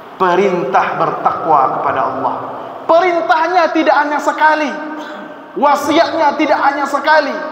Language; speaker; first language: Malay; non-native, local second language; Minangkabau